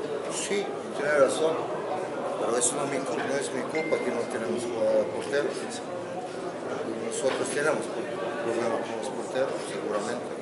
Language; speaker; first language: Spanish; non-native, fluent; Croatian